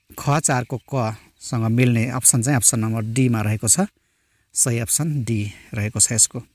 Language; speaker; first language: Nepali; non-native, local second language; Rana Tharu